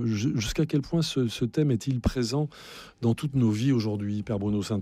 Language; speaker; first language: French; native; French